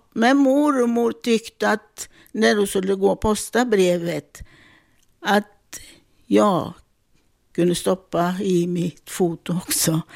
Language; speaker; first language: Swedish; non-native, fluent; Italian